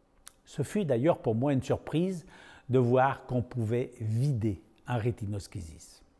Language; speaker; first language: French; native; French